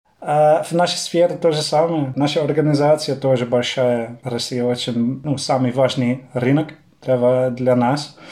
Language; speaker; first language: Russian; non-native, fluent; Dutch